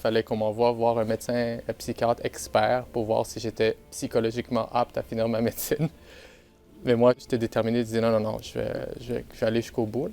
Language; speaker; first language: French; native; French